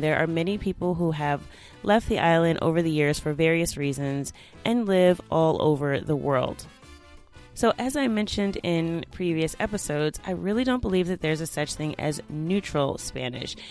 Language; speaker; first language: English; native; English